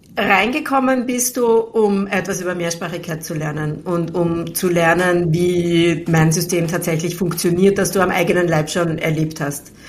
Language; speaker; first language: German; native; German